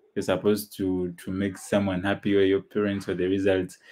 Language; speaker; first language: English; non-native, local second language; Ganda